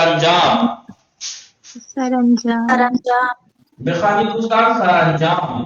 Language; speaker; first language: Persian; non-native, fluent; Urdu